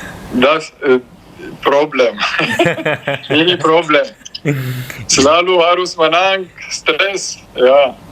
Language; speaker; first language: Indonesian; non-native, learner; Romanian